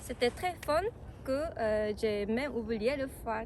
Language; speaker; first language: French; non-native, learner; Korean